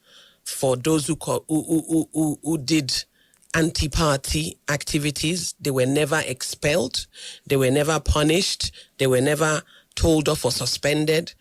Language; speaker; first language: English; non-native, local second language; Yoruba